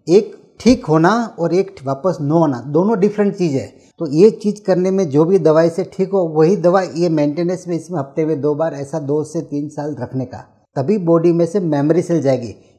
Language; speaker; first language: Hindi; non-native, local second language; Gujarati